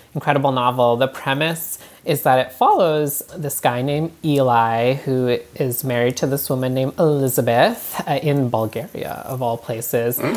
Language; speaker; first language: English; native; English